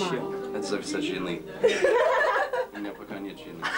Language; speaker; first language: Russian; non-native, fluent; English